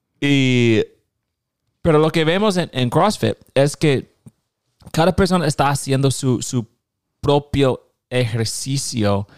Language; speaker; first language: Spanish; non-native, fluent; English